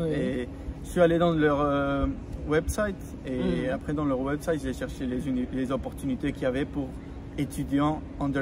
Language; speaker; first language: French; non-native, fluent; Spanish